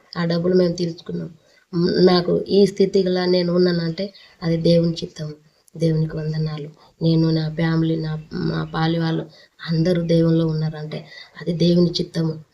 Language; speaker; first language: Telugu; non-native, local second language; Lambadi